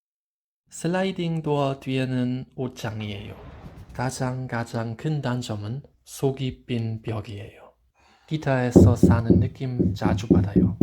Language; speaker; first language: Korean; non-native, fluent; German